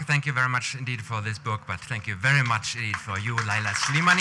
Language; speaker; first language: English; non-native, fluent; German